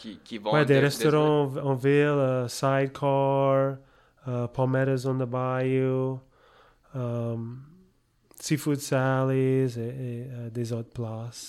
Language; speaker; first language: French; early bilingual, heritage; French